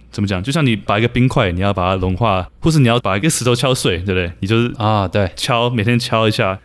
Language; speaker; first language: Chinese; native; Chinese